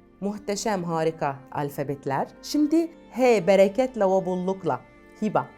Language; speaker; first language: Turkish; non-native, fluent; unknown